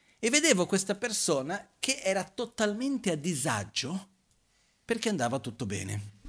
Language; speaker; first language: Italian; non-native, fluent; Portuguese